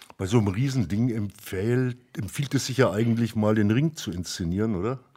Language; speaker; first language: German; native; German